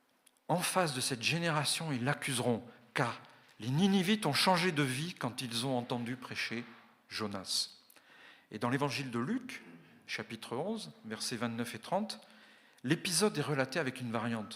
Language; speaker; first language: French; native; French